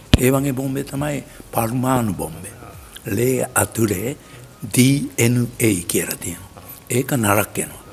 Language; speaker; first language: Sinhala; non-native, learner; Japanese